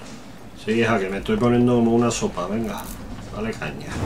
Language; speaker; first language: Spanish; native; Spanish